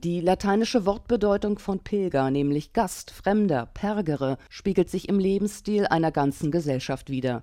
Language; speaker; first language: German; native; German